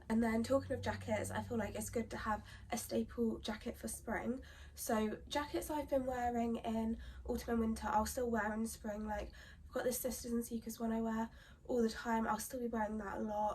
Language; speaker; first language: English; native; English